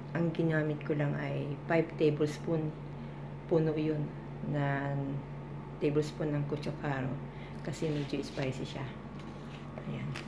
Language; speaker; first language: Filipino; native; Filipino